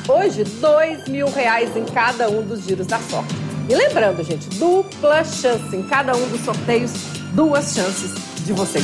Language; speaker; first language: Portuguese; native; Portuguese